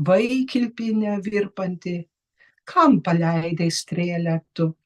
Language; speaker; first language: Lithuanian; early bilingual, heritage; Lithuanian